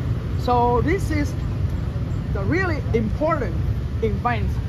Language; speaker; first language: English; non-native, learner; Vietnamese